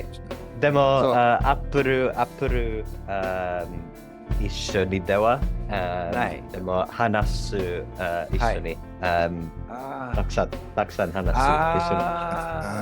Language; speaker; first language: Japanese; non-native, learner; English